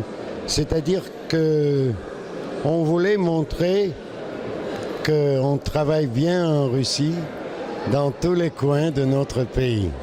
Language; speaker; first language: French; non-native, learner; Russian